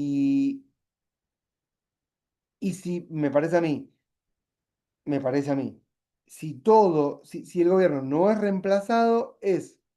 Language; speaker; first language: Spanish; native; Spanish